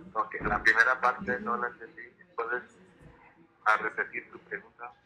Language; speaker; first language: Spanish; early bilingual, heritage; Spanish